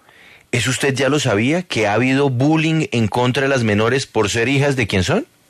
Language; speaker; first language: Spanish; native; Spanish